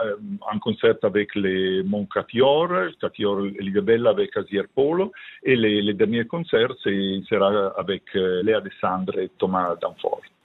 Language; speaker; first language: French; non-native, learner; Italian